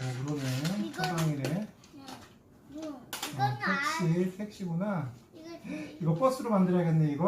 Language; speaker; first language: Korean; native; Korean